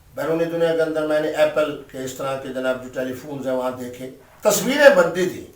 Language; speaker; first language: Urdu; non-native, local second language; Saraiki